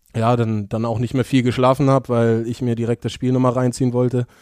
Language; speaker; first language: German; native; German